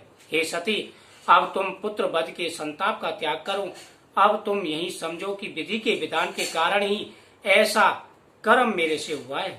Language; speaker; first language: Hindi; native; Hindi